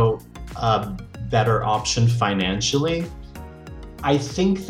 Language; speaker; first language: English; native; English